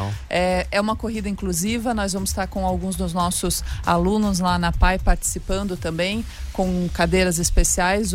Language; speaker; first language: Portuguese; native; Portuguese